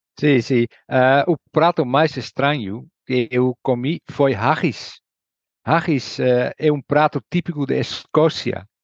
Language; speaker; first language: Portuguese; non-native, learner; Dutch